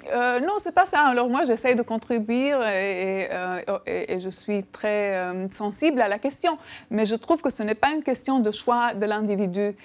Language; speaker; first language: French; non-native, fluent; Albanian